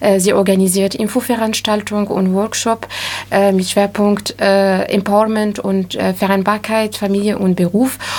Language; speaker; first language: German; non-native, fluent; Arabic